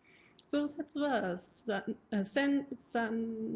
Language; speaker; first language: Japanese; non-native, fluent; German